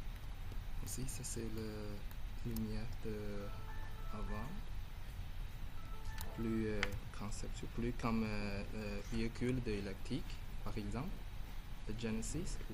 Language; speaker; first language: French; non-native, learner; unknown